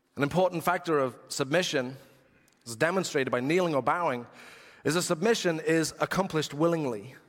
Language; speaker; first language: English; native; English